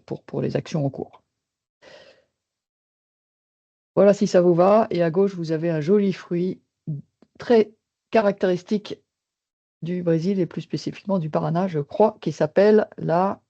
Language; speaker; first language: French; native; French